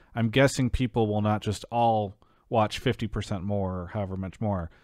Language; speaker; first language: English; native; English